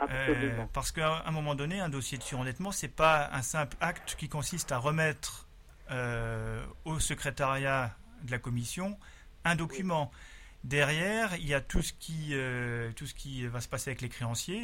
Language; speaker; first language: French; native; French